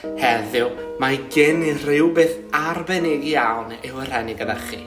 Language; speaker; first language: Welsh; non-native, learner; Portuguese